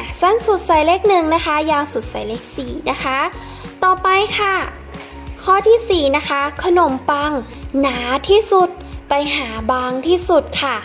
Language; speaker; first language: Thai; native; Thai